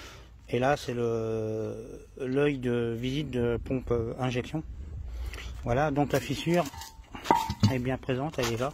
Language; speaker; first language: French; native; French